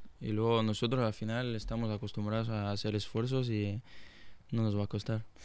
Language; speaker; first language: Spanish; non-native, fluent; French